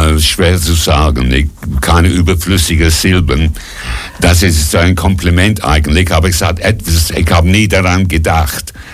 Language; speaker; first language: German; non-native, fluent; English